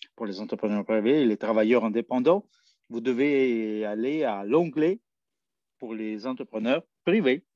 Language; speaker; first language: French; non-native, fluent; Spanish